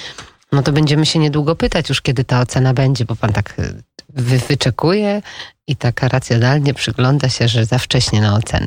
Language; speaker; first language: Polish; native; Polish